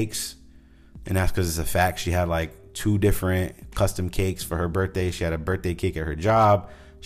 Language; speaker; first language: English; native; English